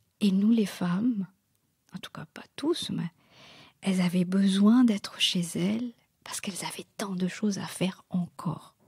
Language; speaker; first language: French; non-native, local second language; Morisyen